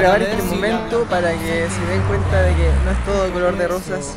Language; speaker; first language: Spanish; native; Spanish